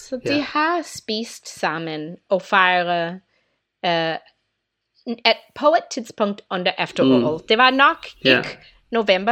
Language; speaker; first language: Danish; non-native, fluent; English